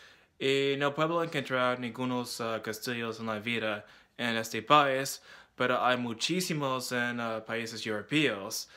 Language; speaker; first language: Spanish; non-native, learner; English